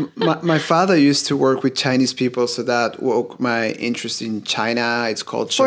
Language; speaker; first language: English; non-native, fluent; Spanish